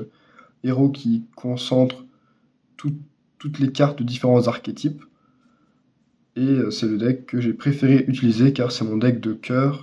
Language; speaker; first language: French; native; French